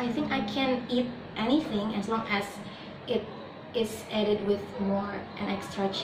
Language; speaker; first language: English; non-native, learner; Indonesian